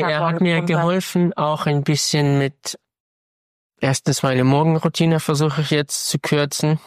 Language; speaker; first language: German; non-native, fluent; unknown